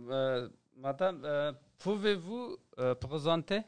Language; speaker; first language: French; non-native, learner; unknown